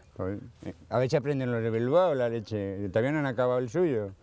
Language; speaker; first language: Spanish; native; Spanish